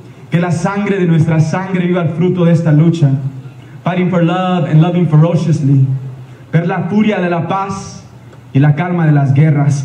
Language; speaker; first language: Spanish; early bilingual, heritage; Spanish